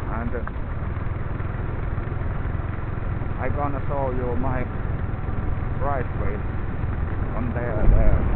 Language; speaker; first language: English; non-native, learner; Finnish